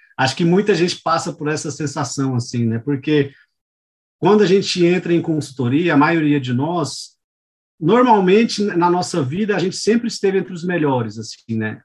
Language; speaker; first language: Portuguese; native; Portuguese